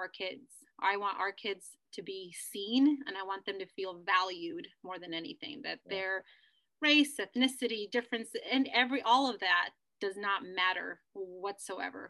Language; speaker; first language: English; early bilingual, other home language; Spanish